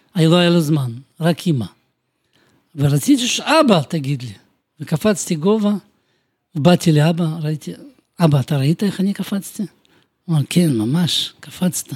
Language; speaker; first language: Hebrew; non-native, fluent; Romanian